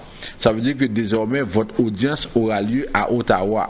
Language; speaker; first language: French; native; French